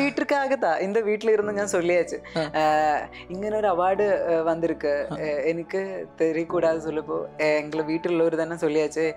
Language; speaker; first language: Tamil; non-native, learner; Malayalam